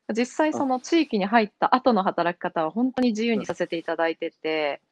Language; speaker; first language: Japanese; native; Japanese